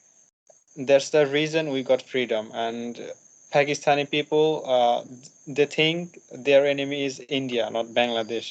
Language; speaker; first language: English; non-native, learner; Bangla